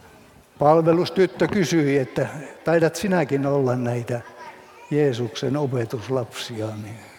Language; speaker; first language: Finnish; native; Finnish